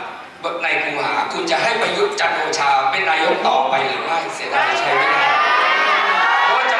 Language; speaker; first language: Thai; native; Thai